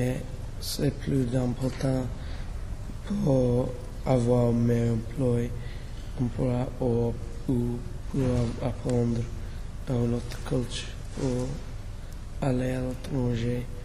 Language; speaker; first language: French; non-native, learner; English